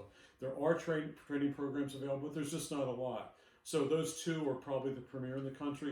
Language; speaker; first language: English; native; English